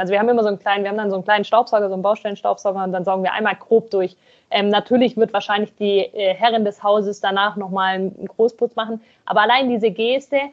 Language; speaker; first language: German; native; German